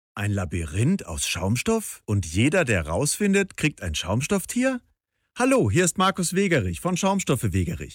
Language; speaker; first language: German; native; German